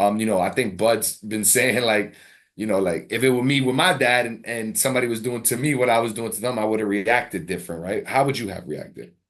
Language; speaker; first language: English; native; English